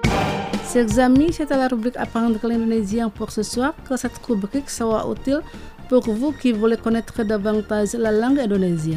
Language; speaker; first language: French; non-native, fluent; Indonesian